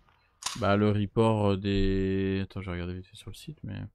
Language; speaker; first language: French; native; French